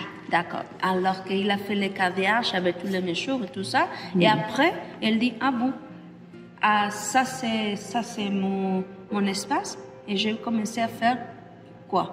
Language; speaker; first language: French; non-native, learner; Spanish